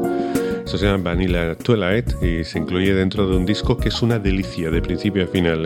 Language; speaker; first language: Spanish; native; Spanish